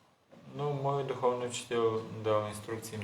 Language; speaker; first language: Russian; non-native, learner; Bulgarian